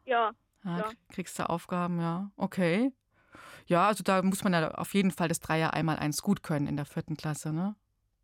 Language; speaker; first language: German; native; German